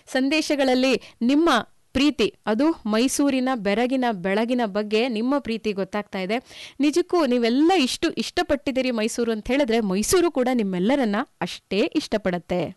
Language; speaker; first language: Kannada; native; Kannada